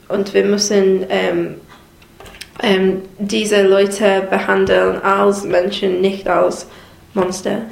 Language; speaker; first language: German; non-native, learner; English